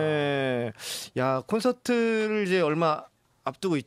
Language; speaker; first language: Korean; native; Korean